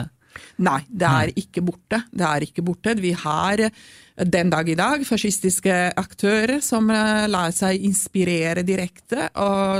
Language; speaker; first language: Norwegian; non-native, fluent; Italian